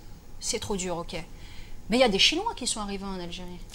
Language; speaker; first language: French; native; French